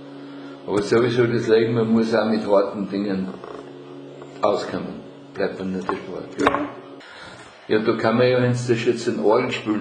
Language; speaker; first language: German; native; German